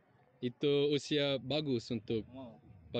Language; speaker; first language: Indonesian; non-native, learner; English